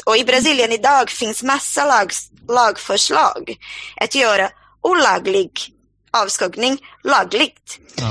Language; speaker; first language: Swedish; non-native, fluent; Portuguese